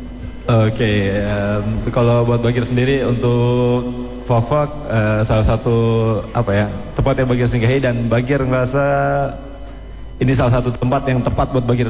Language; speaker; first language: Indonesian; native; Indonesian